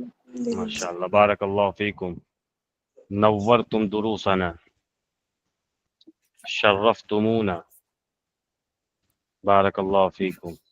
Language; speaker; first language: Arabic; non-native, fluent; Urdu